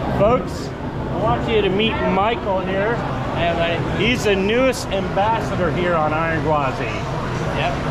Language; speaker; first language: English; native; English